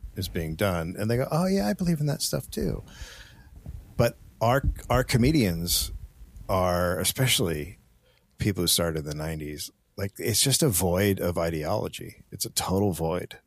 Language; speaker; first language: English; native; English